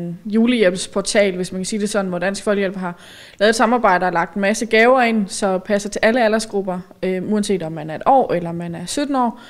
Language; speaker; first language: Danish; native; Danish